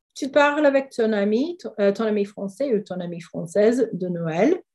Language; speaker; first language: French; non-native, fluent; English